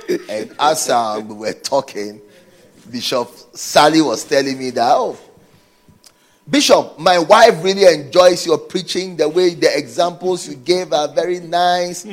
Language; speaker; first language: English; non-native, local second language; Akan